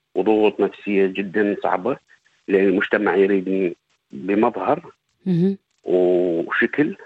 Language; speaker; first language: Arabic; native; Arabic